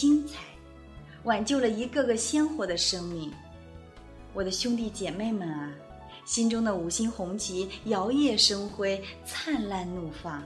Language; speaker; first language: Chinese; native; Chinese